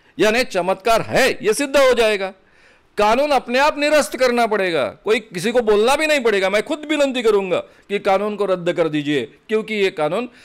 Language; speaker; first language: Hindi; non-native, local second language; Marathi